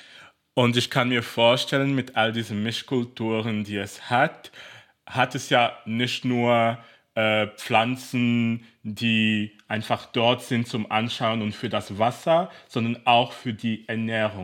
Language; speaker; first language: German; native; German